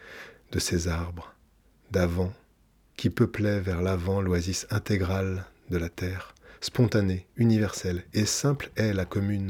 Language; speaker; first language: French; native; French